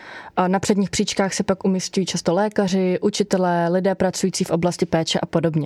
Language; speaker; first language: Czech; native; Czech